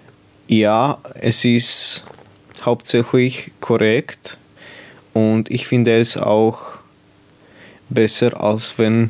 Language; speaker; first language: German; non-native, local second language; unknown